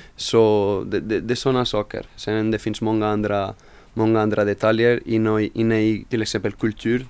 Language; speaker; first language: Swedish; non-native, fluent; Spanish